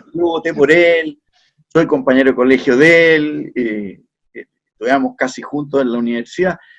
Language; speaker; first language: Spanish; native; Spanish